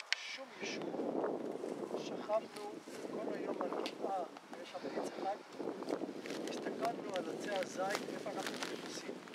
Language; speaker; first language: Hebrew; native; Hebrew